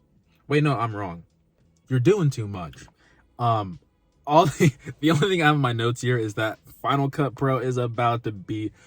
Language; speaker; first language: English; native; English